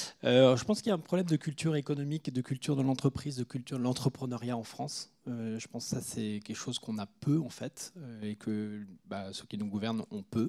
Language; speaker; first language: French; native; French